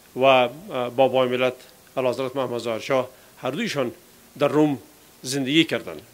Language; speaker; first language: Persian; non-native, local second language; Pashto